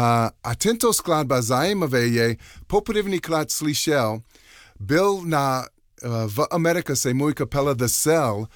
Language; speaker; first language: Czech; non-native, learner; English